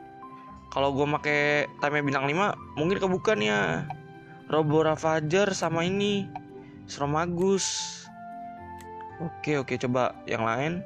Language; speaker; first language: Indonesian; native; Indonesian